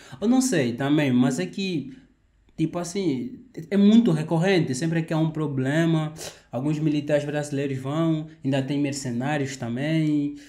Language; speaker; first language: Portuguese; native; Portuguese